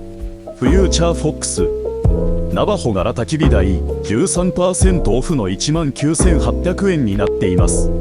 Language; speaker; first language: Japanese; native; Japanese